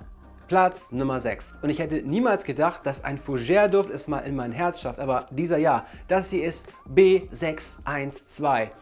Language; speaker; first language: German; native; German